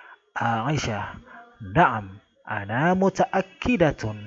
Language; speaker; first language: Arabic; non-native, fluent; Indonesian